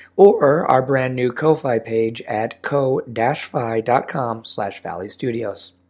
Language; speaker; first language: English; native; English